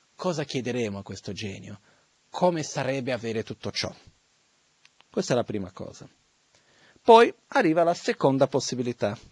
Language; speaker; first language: Italian; non-native, fluent; Portuguese